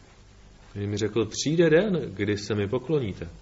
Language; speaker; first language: Czech; native; Czech